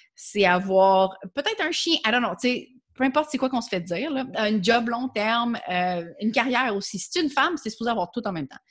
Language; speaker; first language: French; native; French